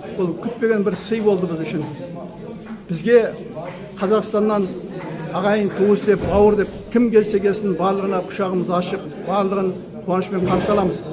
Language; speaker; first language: Kazakh; early bilingual, heritage; Kazakh